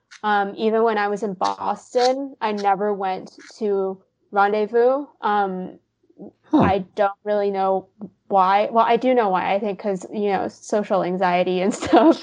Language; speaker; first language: English; non-native, local second language; Cantonese